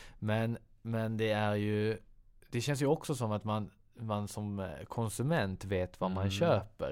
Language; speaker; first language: Swedish; native; Swedish